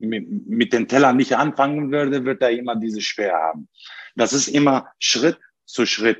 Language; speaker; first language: German; non-native, learner; Turkish